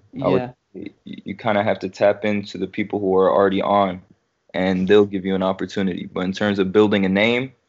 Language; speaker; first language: English; native; English